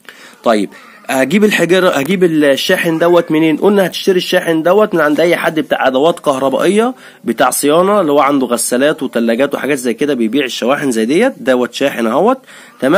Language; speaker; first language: Arabic; native; Arabic